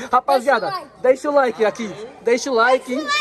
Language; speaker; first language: Portuguese; non-native, learner; German